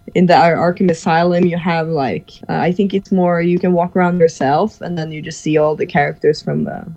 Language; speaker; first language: English; non-native, fluent; Norwegian